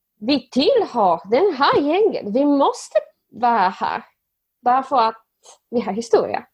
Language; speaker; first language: Swedish; non-native, fluent; Polish